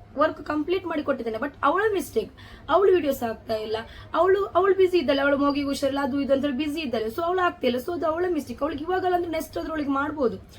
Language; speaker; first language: Kannada; non-native, local second language; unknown